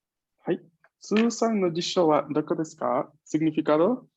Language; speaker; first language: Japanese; non-native, fluent; Spanish